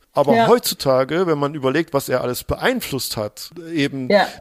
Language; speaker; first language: German; native; German